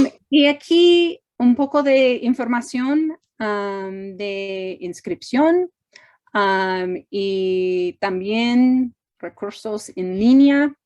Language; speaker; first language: Spanish; non-native, fluent; English